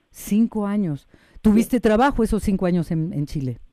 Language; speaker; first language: Spanish; native; Spanish